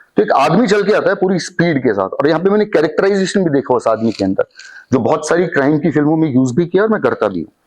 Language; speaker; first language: Hindi; native; Hindi